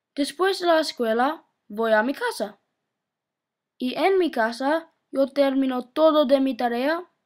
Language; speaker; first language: Spanish; non-native, learner; English